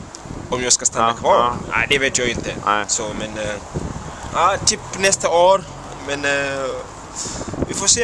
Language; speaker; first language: Swedish; non-native, fluent; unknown